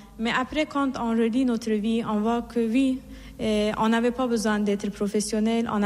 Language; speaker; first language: French; non-native, fluent; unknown